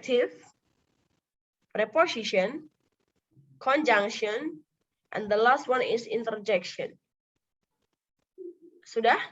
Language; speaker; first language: English; non-native, local second language; Indonesian